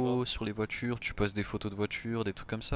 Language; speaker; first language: French; native; French